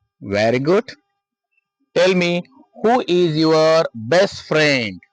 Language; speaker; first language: English; non-native, local second language; Marathi